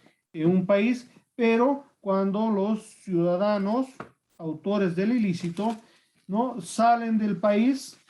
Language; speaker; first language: Spanish; native; Spanish